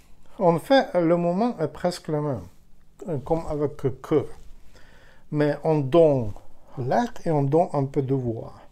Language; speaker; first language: French; non-native, learner; Ukrainian